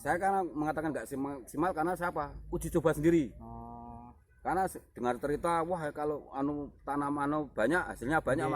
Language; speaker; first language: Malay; non-native, local second language; Javanese